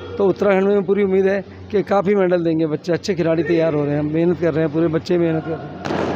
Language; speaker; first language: Hindi; native; Hindi